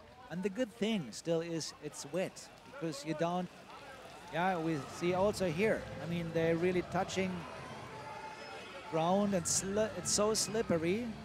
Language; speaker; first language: English; non-native, fluent; German